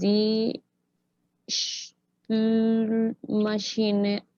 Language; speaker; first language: German; non-native, learner; Spanish